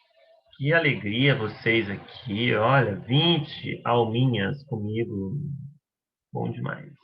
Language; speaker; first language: Portuguese; native; Portuguese